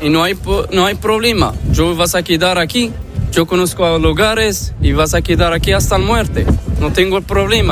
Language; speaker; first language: Spanish; non-native, learner; Arabic